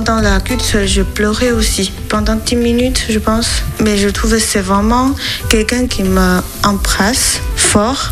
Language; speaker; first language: French; non-native, learner; Chinese